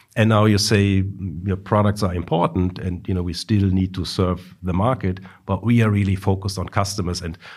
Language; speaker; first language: English; non-native, fluent; German